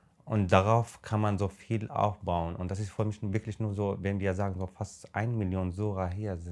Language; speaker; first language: German; non-native, fluent; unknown